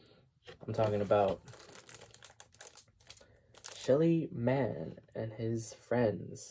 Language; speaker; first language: English; native; English